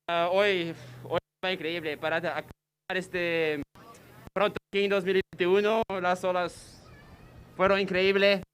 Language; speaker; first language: Spanish; non-native, fluent; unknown